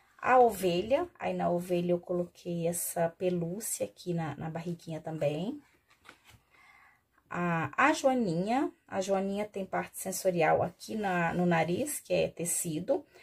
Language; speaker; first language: Portuguese; native; Portuguese